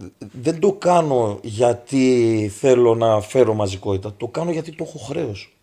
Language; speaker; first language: Greek; native; Greek